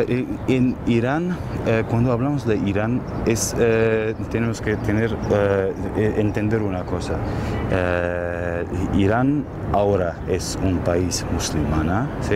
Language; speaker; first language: Spanish; non-native, learner; Armenian